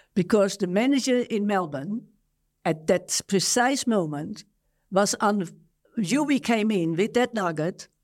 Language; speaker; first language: English; non-native, fluent; Dutch